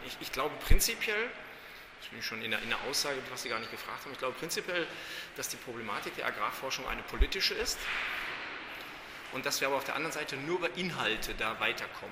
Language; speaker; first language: German; native; German